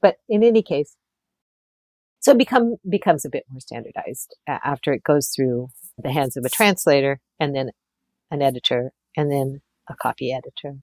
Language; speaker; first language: English; native; English